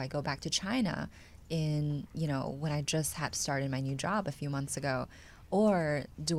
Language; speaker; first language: English; non-native, fluent; Chinese